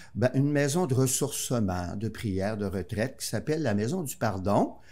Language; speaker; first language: French; native; French